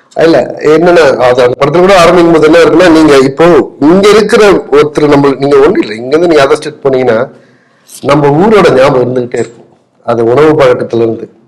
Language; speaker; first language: Tamil; native; Tamil